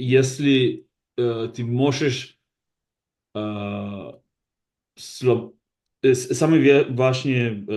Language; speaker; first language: Russian; non-native, learner; Basque